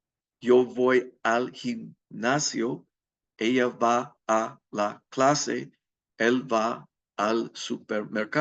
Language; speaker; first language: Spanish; non-native, fluent; English